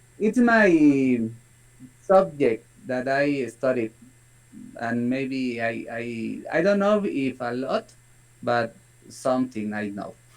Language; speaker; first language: English; non-native, learner; Spanish